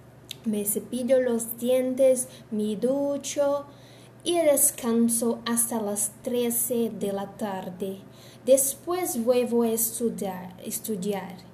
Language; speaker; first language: Spanish; non-native, learner; Portuguese